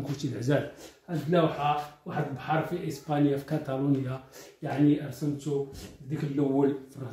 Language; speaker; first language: Arabic; native; Arabic